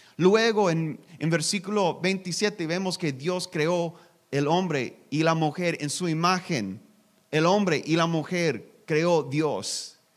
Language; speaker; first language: Spanish; non-native, learner; English